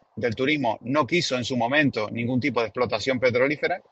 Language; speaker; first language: Spanish; native; Spanish